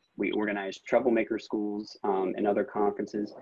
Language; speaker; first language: English; native; English